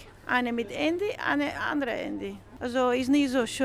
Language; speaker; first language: German; non-native, learner; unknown